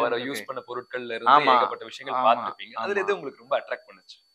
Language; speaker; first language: Tamil; native; Tamil